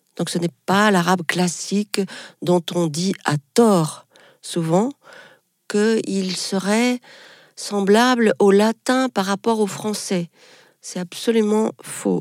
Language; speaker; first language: French; non-native, local second language; Arabic